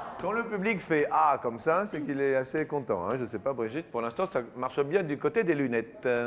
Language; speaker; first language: French; native; French